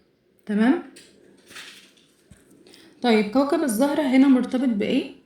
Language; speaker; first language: Arabic; native; Arabic